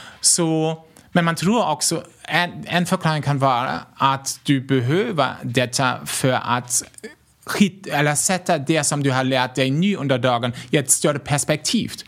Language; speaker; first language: Swedish; non-native, fluent; German